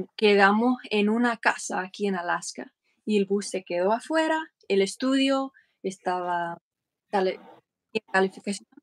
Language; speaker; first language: Spanish; non-native, fluent; English